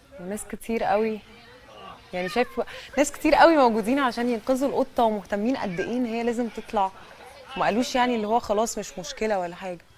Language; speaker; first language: Arabic; native; Arabic